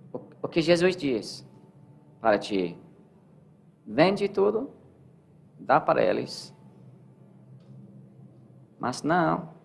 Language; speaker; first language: Portuguese; non-native, learner; English